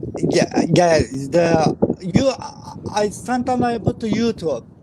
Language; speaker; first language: English; non-native, learner; Kurdish